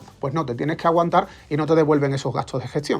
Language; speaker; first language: Spanish; native; Spanish